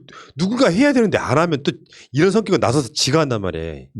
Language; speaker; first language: Korean; native; Korean